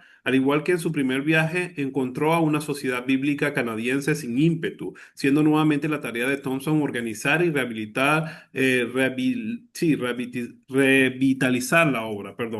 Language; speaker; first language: Spanish; native; Spanish